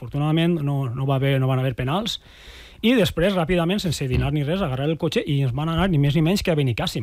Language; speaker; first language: Catalan; native; Catalan